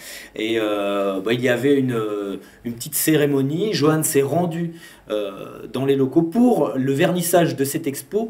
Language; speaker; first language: French; native; French